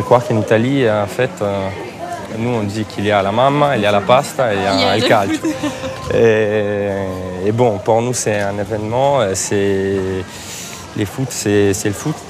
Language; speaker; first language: French; non-native, fluent; Italian